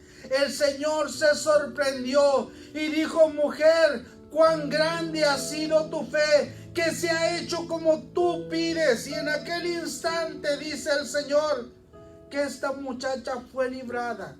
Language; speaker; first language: Spanish; native; Spanish